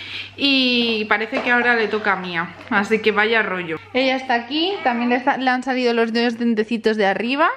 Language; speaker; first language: Spanish; native; Spanish